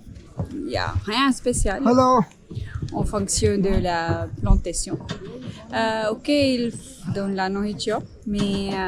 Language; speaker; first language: French; non-native, fluent; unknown